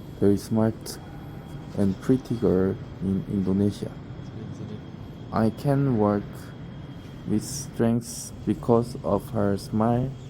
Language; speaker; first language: English; non-native, learner; Korean